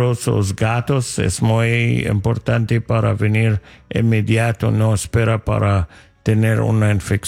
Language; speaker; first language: Spanish; non-native, fluent; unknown